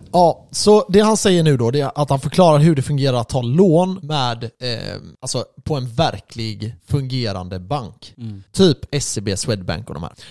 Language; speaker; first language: Swedish; native; Swedish